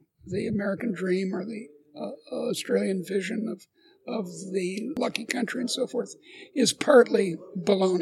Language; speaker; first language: English; native; English